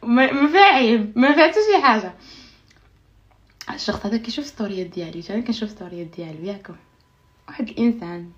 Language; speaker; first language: Arabic; native; Arabic